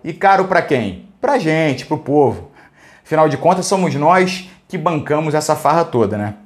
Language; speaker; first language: Portuguese; native; Portuguese